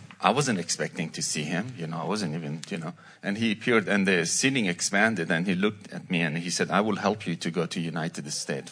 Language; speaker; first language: English; non-native, fluent; Persian